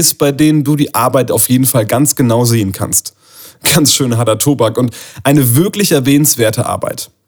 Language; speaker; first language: German; native; German